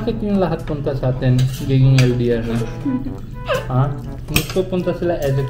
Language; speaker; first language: Filipino; non-native, learner; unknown